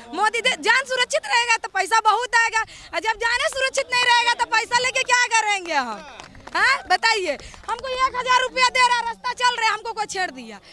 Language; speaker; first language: Hindi; native; Hindi